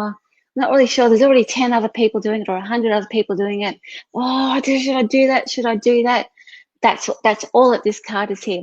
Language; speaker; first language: English; native; English